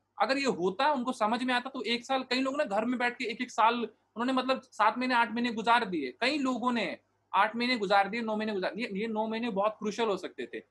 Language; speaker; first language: Hindi; native; Hindi